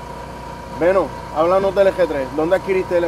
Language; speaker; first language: Spanish; native; Spanish